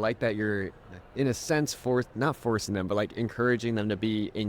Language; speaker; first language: English; native; English